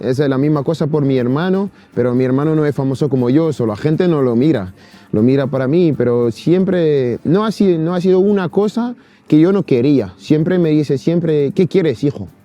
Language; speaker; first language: Spanish; non-native, fluent; French